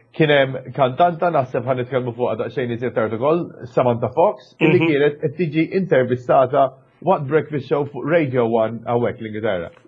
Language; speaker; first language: Maltese; early bilingual, other home language; English